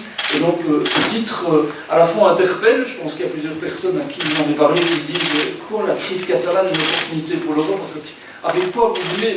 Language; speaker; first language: French; native; French